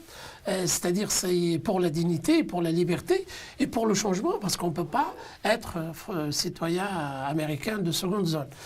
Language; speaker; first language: French; non-native, local second language; Arabic